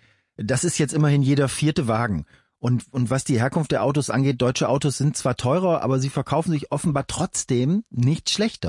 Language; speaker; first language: German; native; German